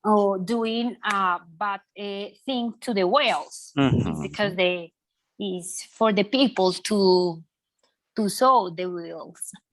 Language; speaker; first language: English; non-native, learner; Spanish